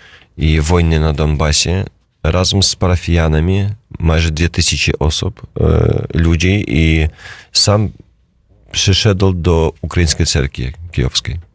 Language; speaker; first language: Polish; non-native, learner; Russian